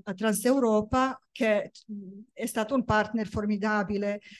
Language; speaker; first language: Italian; non-native, fluent; Bosnian